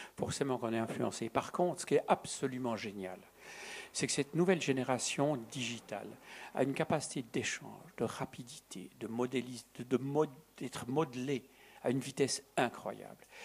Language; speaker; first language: French; native; French